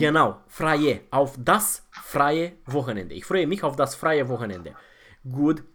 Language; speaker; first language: German; non-native, fluent; Romanian